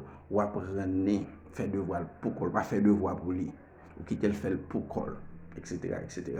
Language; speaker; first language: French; non-native, learner; Haitian Creole